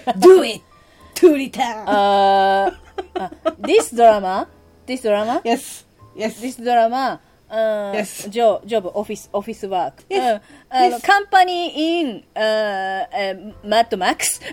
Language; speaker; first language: English; non-native, learner; Japanese